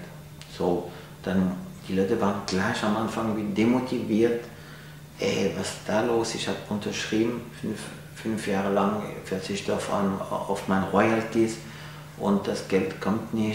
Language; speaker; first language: German; non-native, fluent; French